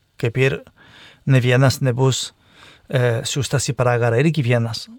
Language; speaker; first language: Lithuanian; non-native, fluent; Spanish